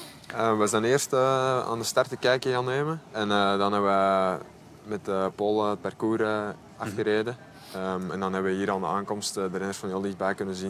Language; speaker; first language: Dutch; native; Dutch